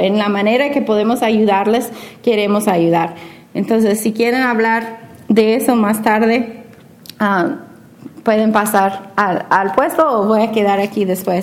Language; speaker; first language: Spanish; non-native, fluent; English